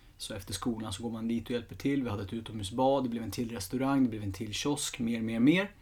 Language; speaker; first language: Swedish; early bilingual, other home language; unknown